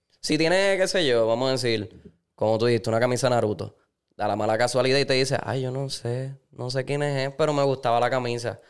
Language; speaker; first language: Spanish; native; Spanish